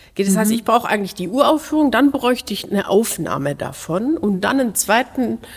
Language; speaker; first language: German; native; German